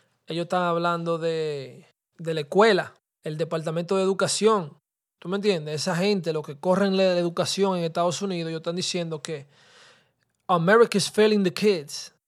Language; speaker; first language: Spanish; early bilingual, heritage; Spanish